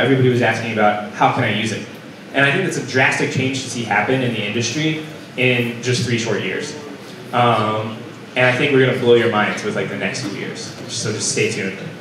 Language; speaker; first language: English; native; English